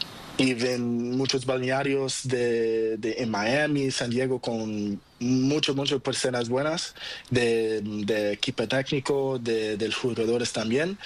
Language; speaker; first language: Spanish; non-native, learner; Portuguese